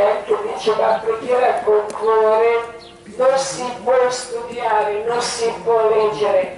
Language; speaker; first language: Italian; non-native, learner; Croatian